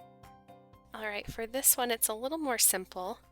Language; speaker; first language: English; native; English